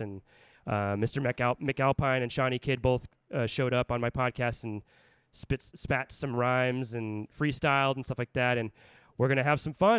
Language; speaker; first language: English; native; English